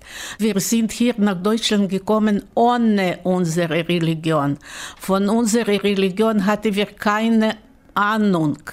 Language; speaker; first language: German; non-native, learner; Russian